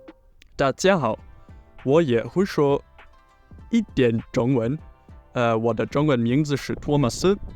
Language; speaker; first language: Chinese; non-native, learner; German